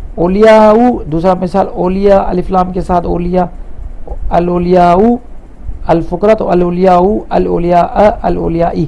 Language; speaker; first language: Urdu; non-native, local second language; Punjabi